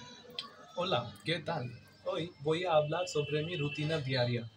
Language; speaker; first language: Spanish; non-native, learner; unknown